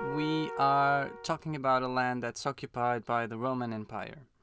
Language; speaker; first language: English; non-native, fluent; Portuguese